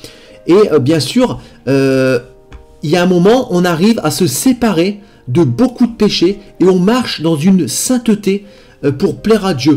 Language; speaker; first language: French; native; French